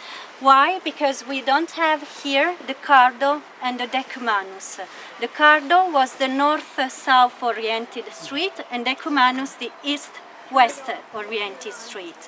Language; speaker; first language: English; non-native, fluent; French